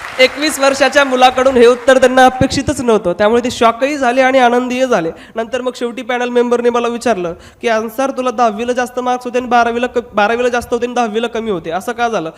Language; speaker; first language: Marathi; non-native, local second language; Hindi